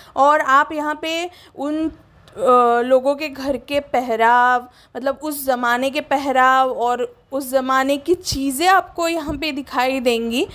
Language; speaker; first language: Hindi; non-native, local second language; Marathi